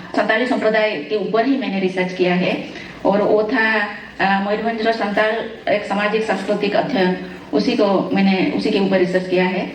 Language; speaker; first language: Hindi; non-native, local second language; Santali